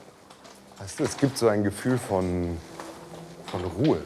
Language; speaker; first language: German; native; German